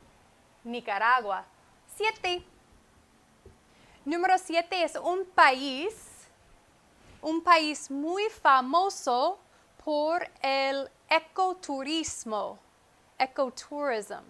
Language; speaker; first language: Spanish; non-native, fluent; English